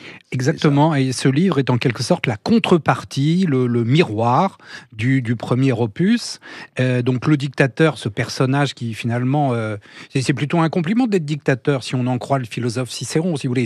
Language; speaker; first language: French; native; French